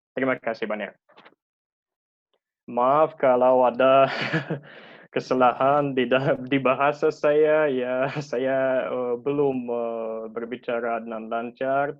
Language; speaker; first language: Indonesian; non-native, learner; Russian